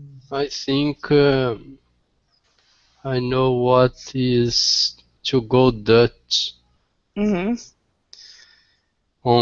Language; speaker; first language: English; non-native, learner; Portuguese